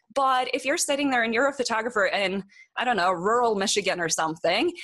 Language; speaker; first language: English; non-native, fluent; Norwegian